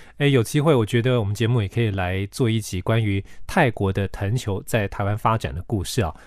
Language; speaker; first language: Chinese; native; Chinese